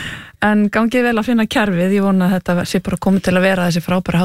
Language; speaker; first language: Icelandic; native; Icelandic